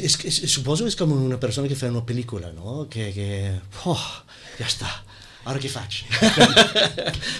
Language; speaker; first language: Catalan; non-native, fluent; English